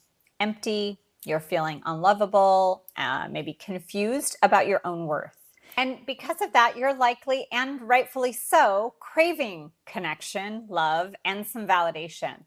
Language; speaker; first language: English; native; English